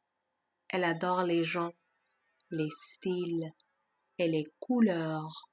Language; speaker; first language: French; non-native, fluent; Persian